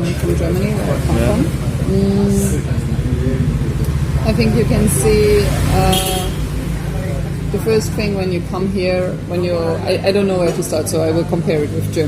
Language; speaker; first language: English; non-native, fluent; German